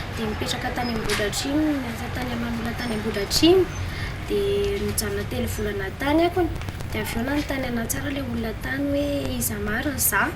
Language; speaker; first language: Malagasy; native; Malagasy